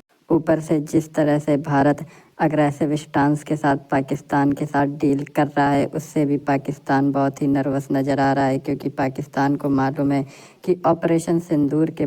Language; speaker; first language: Hindi; native; Hindi